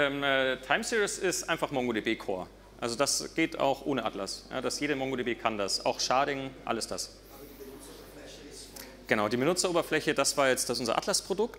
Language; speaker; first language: German; native; German